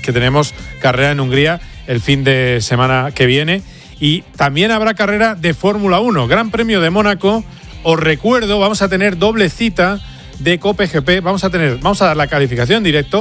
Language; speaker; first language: Spanish; native; Spanish